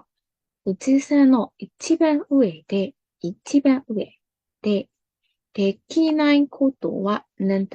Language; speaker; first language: Japanese; non-native, fluent; Burmese